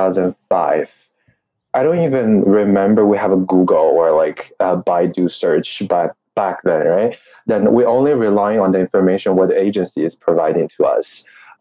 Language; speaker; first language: English; non-native, fluent; Chinese